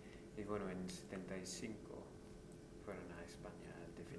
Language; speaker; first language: Spanish; non-native, fluent; English